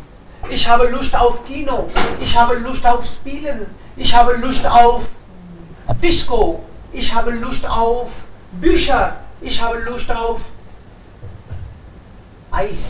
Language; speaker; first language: German; non-native, fluent; Hindi